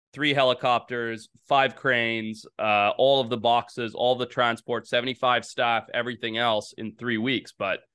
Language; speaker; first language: English; native; English